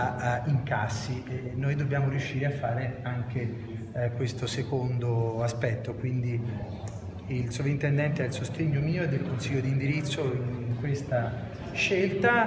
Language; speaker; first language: Italian; native; Italian